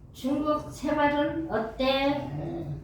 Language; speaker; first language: Korean; non-native, learner; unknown